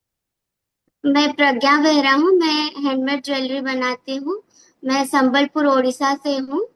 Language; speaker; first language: Hindi; non-native, local second language; Odia